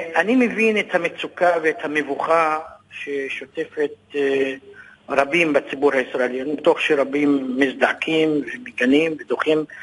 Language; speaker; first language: Hebrew; non-native, local second language; Arabic